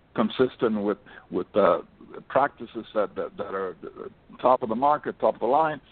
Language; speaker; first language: English; early bilingual, other home language; Spanish